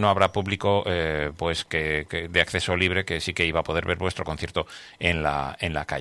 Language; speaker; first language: Spanish; native; Spanish